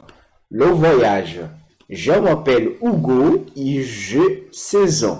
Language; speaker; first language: French; non-native, fluent; Portuguese